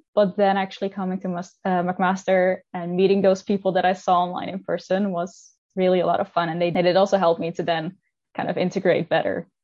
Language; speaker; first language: English; non-native, fluent; Dutch